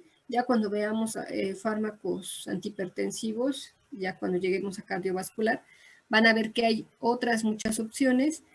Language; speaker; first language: Spanish; native; Spanish